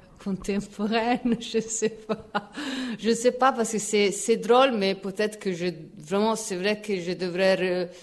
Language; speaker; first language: French; non-native, fluent; Italian